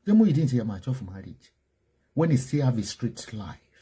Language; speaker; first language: English; non-native, local second language; Yoruba